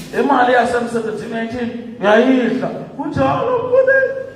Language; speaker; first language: Zulu; non-native, local second language; Xhosa